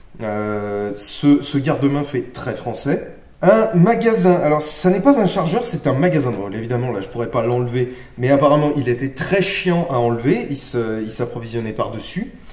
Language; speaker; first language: French; native; French